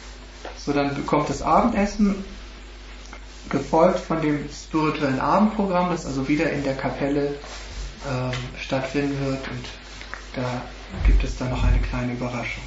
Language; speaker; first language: German; native; German